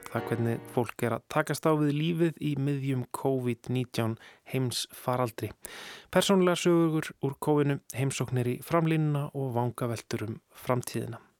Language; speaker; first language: Icelandic; native; Icelandic